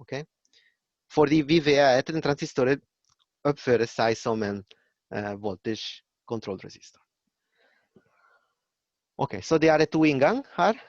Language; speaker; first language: Norwegian; non-native, learner; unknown